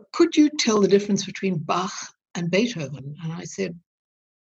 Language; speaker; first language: English; native; English